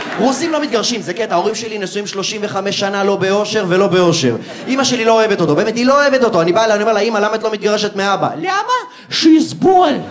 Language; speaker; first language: Hebrew; early bilingual, other home language; Russian